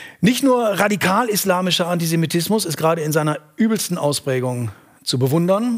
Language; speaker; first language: German; native; German